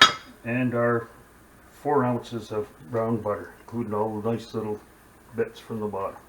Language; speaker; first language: English; native; English